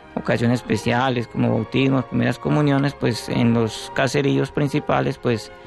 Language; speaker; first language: Spanish; native; Spanish